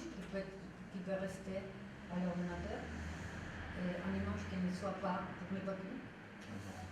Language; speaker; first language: French; non-native, learner; Spanish